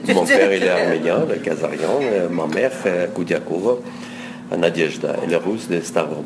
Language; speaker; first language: French; non-native, fluent; Russian